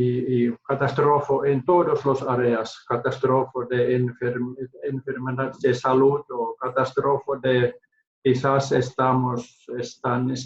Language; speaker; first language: Spanish; non-native, learner; Finnish